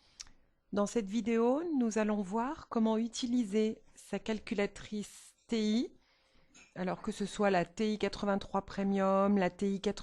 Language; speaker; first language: French; native; French